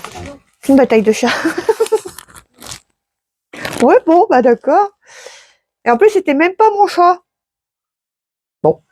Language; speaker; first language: French; native; French